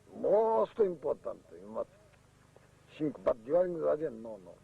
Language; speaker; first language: English; non-native, learner; Japanese